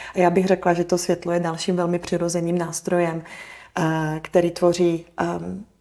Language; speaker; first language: Czech; native; Czech